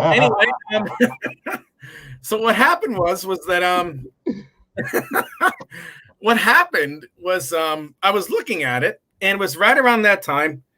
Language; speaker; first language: English; native; English